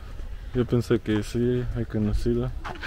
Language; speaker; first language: Spanish; non-native, fluent; Russian